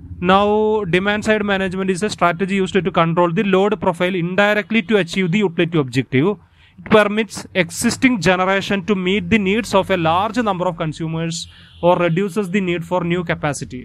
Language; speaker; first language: English; non-native, local second language; Malayalam